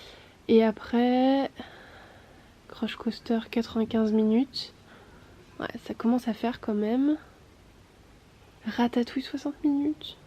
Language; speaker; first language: French; native; French